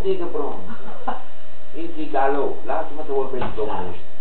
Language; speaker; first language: Romanian; non-native, learner; Italian